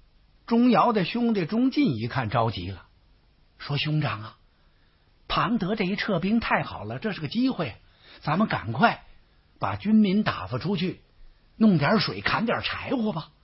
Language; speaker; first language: Chinese; native; Chinese